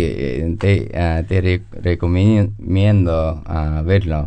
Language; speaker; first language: Spanish; non-native, learner; English